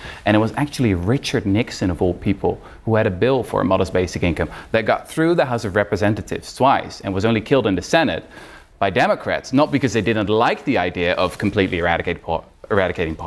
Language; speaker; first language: English; non-native, fluent; Dutch